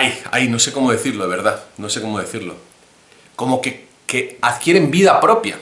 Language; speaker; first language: Spanish; native; Spanish